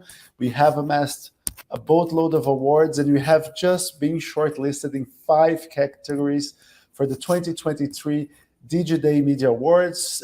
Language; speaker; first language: English; non-native, fluent; Portuguese